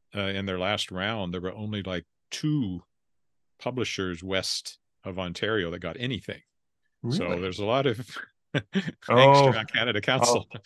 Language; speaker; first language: English; native; English